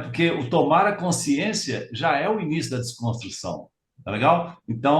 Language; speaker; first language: Portuguese; native; Portuguese